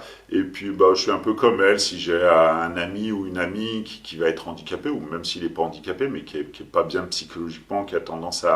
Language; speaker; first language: French; native; French